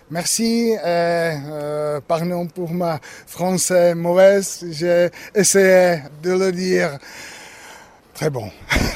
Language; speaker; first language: French; non-native, learner; Czech